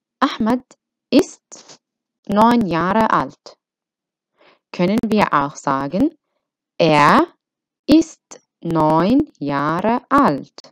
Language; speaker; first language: German; non-native, fluent; Arabic